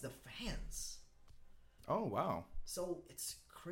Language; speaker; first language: English; non-native, local second language; Filipino